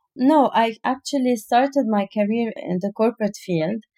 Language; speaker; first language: English; non-native, fluent; Arabic